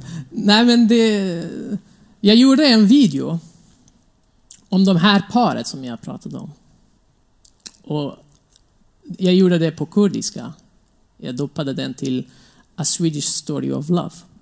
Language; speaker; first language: Swedish; non-native, fluent; Kurdish